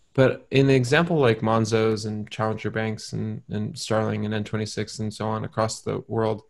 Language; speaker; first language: English; native; English